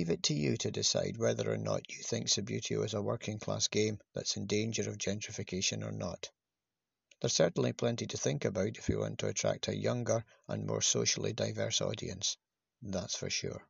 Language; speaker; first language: English; native; English